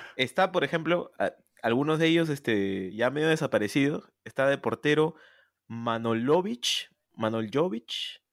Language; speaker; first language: Spanish; native; Spanish